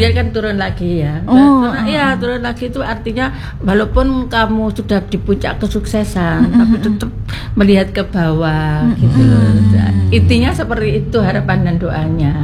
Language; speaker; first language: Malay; non-native, local second language; Javanese